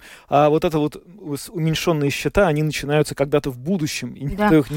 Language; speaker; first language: Russian; native; Russian